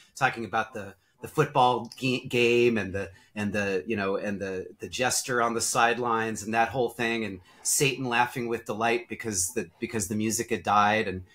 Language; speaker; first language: English; native; English